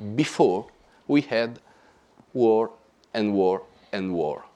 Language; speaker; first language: English; non-native, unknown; Italian